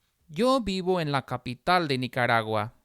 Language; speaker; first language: Spanish; non-native, fluent; English